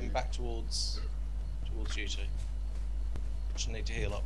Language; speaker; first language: English; native; English